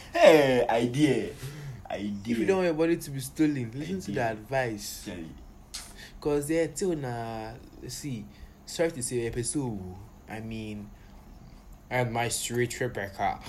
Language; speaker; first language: English; non-native, local second language; Akan